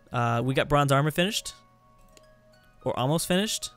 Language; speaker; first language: English; native; English